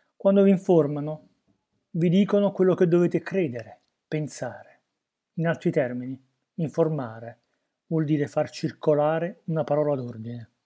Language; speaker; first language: Italian; native; Italian